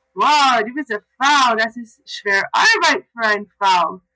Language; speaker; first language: German; non-native, learner; English